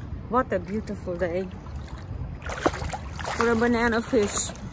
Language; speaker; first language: English; non-native, fluent; Romanian